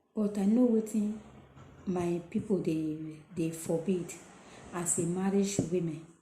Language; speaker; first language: Nigerian Pidgin; non-native, local second language; Esan